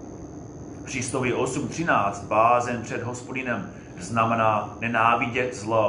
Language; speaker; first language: Czech; non-native, fluent; English